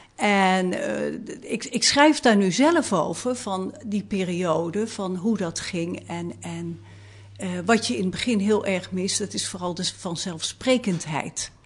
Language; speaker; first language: Dutch; native; Dutch